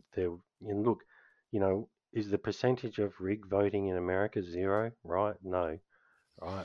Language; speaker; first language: English; native; English